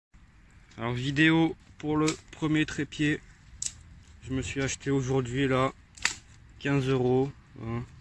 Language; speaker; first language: French; native; French